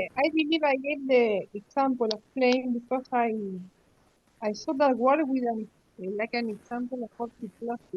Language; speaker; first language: English; non-native, learner; Spanish